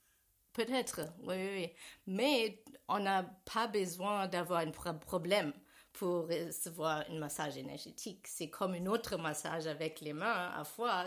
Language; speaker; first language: French; non-native, learner; German